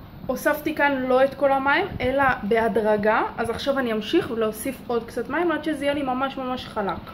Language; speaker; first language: Hebrew; native; Hebrew